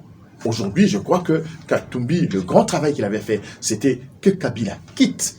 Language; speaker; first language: French; non-native, local second language; Lingala